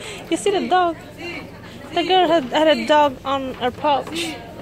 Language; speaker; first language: English; non-native, fluent; Italian